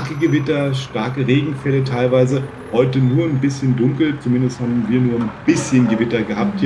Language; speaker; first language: German; native; German